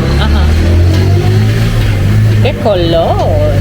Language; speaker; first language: Spanish; non-native, learner; Polish